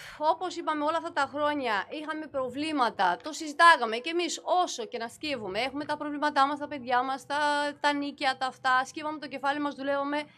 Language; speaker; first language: Greek; non-native, fluent; Romanian